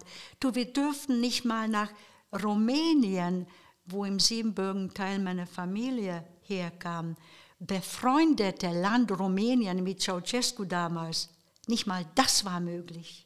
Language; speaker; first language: German; non-native, fluent; Hungarian